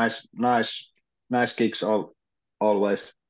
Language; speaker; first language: English; non-native, learner; Finnish